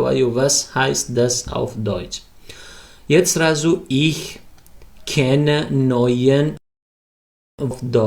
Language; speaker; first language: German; non-native, fluent; Pashto